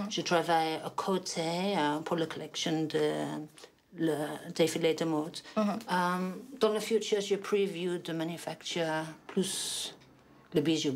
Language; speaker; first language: French; non-native, learner; English